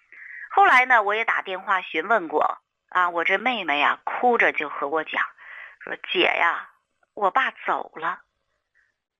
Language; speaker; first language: Chinese; native; Chinese